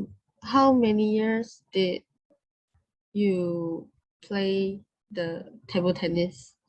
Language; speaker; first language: English; non-native, learner; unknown